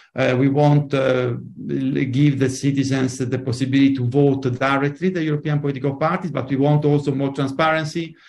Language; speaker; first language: English; non-native, fluent; Italian